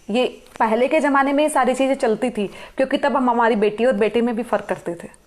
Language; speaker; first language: Hindi; native; Hindi